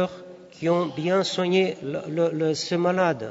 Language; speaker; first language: French; non-native, fluent; Portuguese